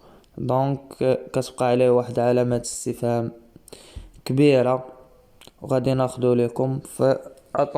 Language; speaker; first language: Arabic; native; Arabic